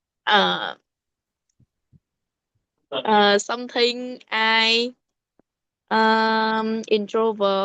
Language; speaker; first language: English; non-native, learner; Vietnamese